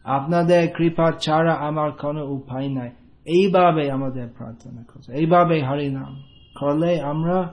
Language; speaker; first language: Bangla; non-native, fluent; English